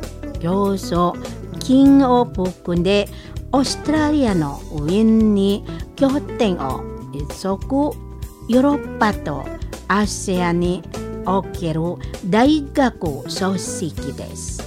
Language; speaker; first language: Japanese; non-native, learner; Indonesian